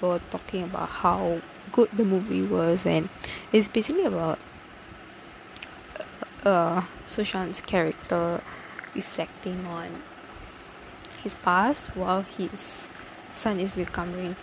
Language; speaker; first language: English; non-native, local second language; Tamil